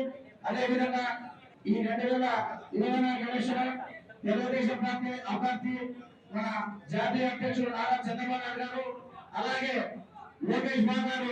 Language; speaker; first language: Telugu; native; Telugu